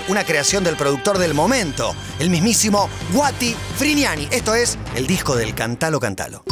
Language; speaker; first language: Spanish; native; Spanish